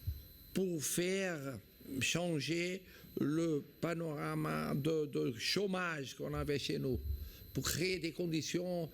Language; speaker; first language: French; non-native, fluent; Portuguese